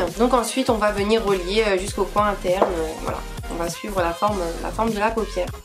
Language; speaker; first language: French; native; French